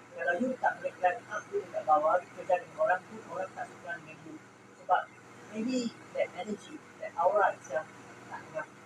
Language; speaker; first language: Malay; non-native, local second language; Chinese